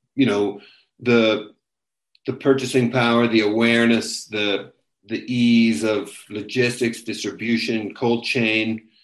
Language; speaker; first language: English; native; English